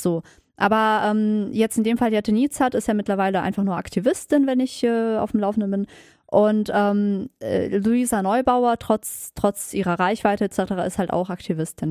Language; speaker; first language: German; native; German